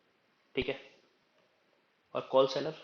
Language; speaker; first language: Hindi; native; Hindi